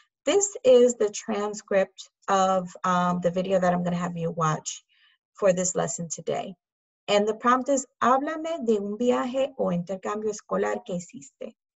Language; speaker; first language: English; native; English